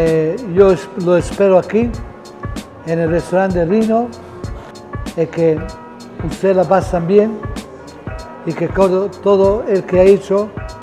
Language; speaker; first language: Spanish; non-native, fluent; Italian